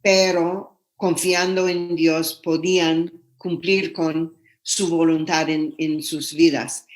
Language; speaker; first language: Spanish; non-native, fluent; English